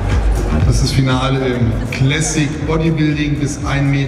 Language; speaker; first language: German; native; German